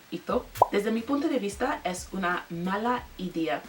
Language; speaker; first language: Spanish; non-native, learner; English